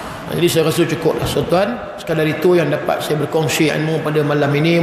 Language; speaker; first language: Malay; native; Malay